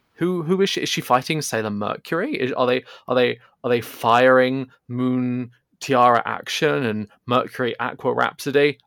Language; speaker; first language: English; native; English